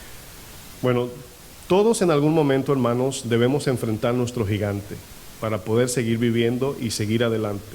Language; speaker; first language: Spanish; native; Spanish